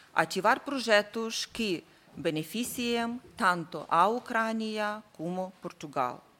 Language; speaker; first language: Portuguese; non-native, learner; Ukrainian